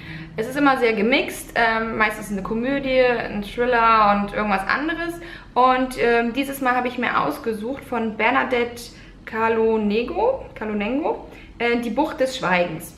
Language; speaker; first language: German; native; German